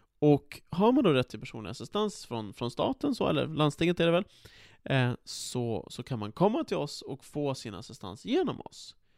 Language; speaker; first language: Swedish; native; Swedish